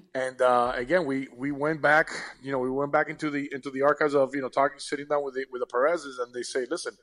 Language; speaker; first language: English; early bilingual, other home language; Spanish